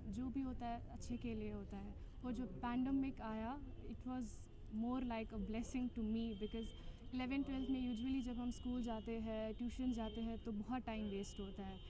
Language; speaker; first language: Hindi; non-native, local second language; Kashmiri